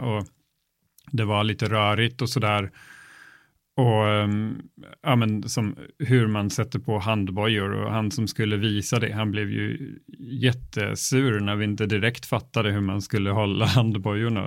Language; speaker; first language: Swedish; native; Swedish